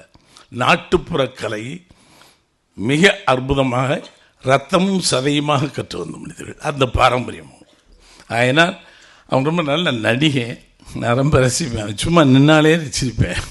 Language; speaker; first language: Tamil; native; Tamil